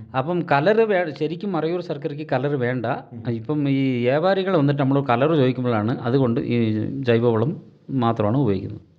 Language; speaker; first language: Malayalam; non-native, local second language; Tamil